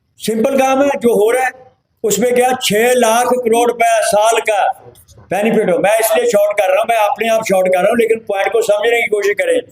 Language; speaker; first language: Hindi; native; Hindi